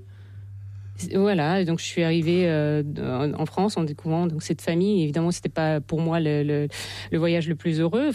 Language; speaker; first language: French; non-native, fluent; Russian